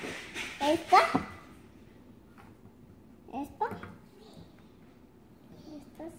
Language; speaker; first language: Spanish; early bilingual, other home language; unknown